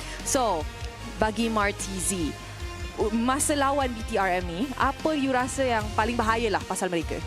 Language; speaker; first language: Malay; native; Malay